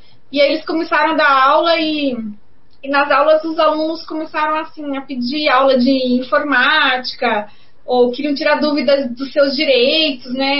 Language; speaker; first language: Portuguese; native; Portuguese